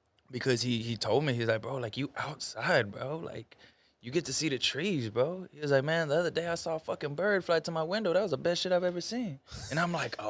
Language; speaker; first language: English; early bilingual, other home language; Spanish